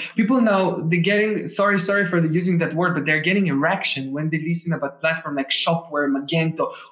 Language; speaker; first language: English; non-native, fluent; Russian